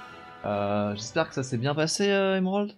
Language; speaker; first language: French; native; French